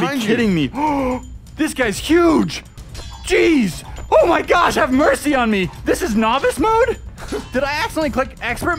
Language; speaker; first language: English; native; English